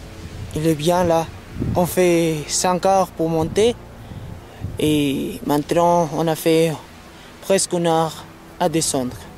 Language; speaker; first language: French; non-native, fluent; Kabuverdianu